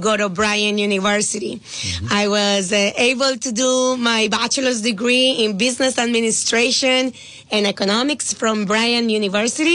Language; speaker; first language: English; non-native, fluent; Spanish